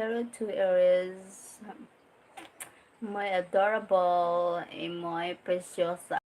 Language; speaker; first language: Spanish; non-native, learner; Filipino